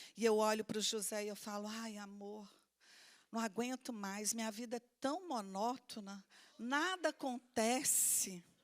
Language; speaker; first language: Portuguese; native; Portuguese